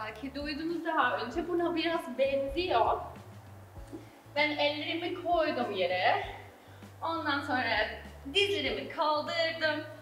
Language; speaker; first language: Turkish; non-native, fluent; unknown